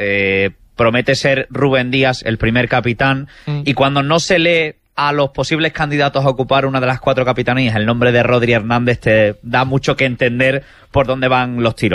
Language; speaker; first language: Spanish; native; Spanish